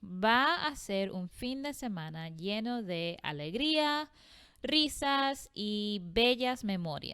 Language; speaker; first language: Spanish; non-native, fluent; English